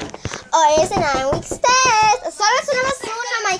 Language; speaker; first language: Spanish; early bilingual, heritage; Spanish